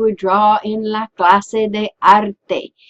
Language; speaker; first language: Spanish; non-native, fluent; English